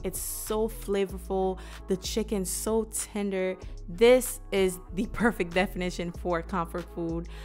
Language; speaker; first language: English; native; English